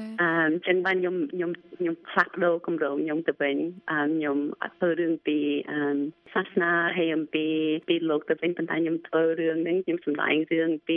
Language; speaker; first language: Khmer; early bilingual, other home language; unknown